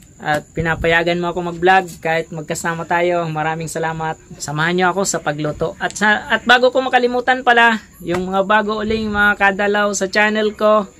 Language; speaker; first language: Filipino; non-native, local second language; Bikol